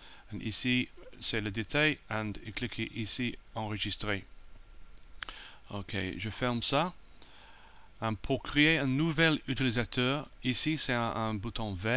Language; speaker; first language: French; non-native, learner; English